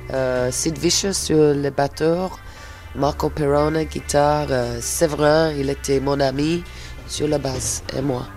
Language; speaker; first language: French; non-native, fluent; English